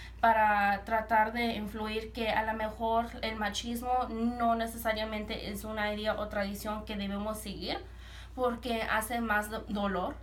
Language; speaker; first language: Spanish; early bilingual, heritage; Spanish